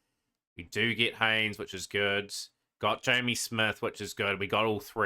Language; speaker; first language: English; native; English